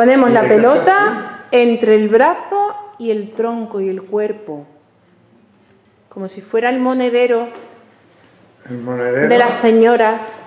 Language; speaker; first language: Spanish; native; Spanish